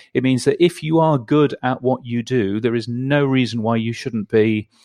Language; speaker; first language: English; native; English